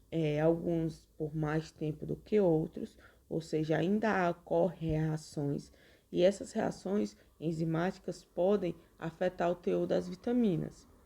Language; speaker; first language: Portuguese; native; Portuguese